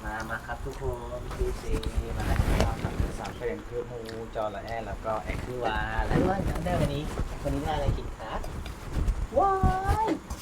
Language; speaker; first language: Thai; non-native, local second language; S'gaw Karen